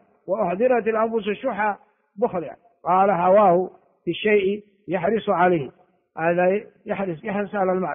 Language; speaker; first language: Arabic; non-native, fluent; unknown